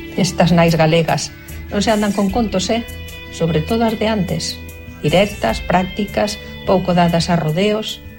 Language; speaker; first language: Galician; native; Galician